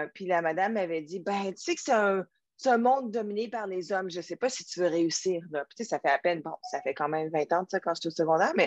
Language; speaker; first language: French; native; French